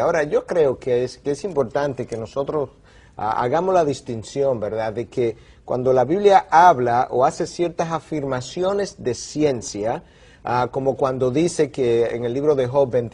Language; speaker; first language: Spanish; native; Spanish